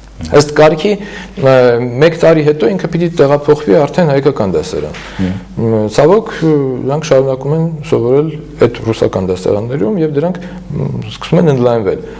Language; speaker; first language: Armenian; native; Armenian